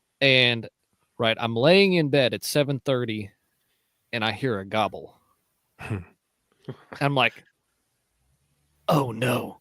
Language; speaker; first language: English; native; English